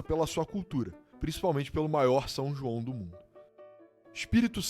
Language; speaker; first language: Portuguese; native; Portuguese